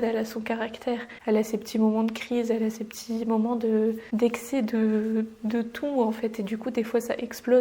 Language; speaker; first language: French; native; French